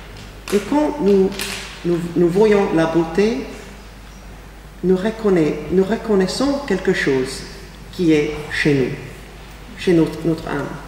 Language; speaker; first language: French; non-native, fluent; English